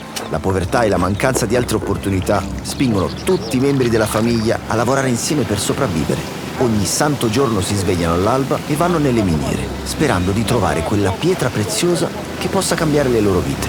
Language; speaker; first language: Italian; native; Italian